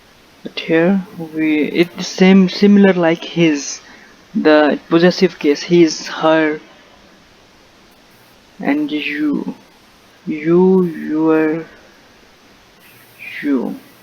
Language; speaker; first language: English; non-native, local second language; Punjabi